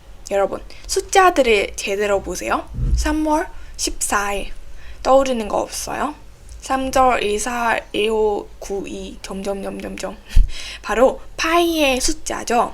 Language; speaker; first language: Korean; non-native, fluent; Burmese